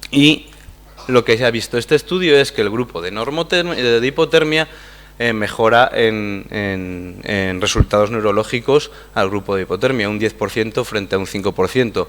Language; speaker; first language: Spanish; native; Spanish